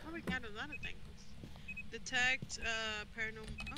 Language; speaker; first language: English; non-native, fluent; Spanish